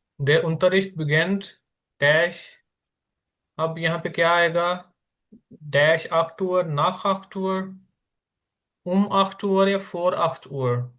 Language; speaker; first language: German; non-native, learner; Urdu